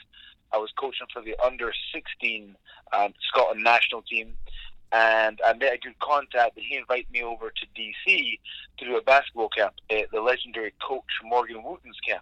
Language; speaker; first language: English; native; English